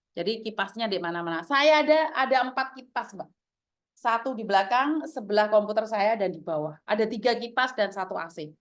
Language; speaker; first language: Indonesian; non-native, local second language; Javanese